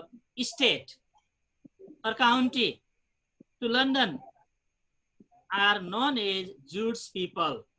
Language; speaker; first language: English; non-native, fluent; Nepali